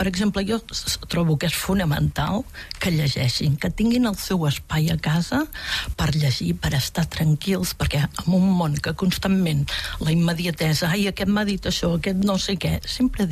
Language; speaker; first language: Catalan; native; Catalan